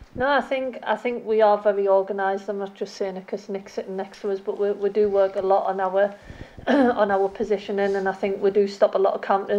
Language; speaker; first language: English; native; English